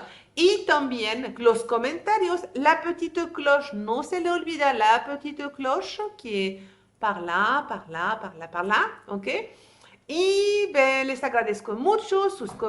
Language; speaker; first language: Spanish; native; Spanish